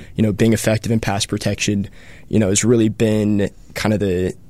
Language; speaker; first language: English; native; English